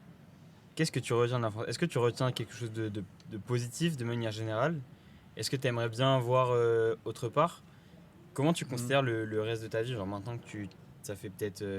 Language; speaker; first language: French; native; French